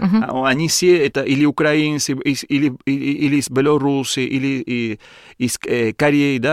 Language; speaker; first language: Russian; non-native, learner; Spanish